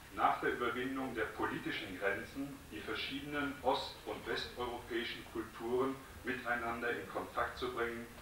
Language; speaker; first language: German; native; German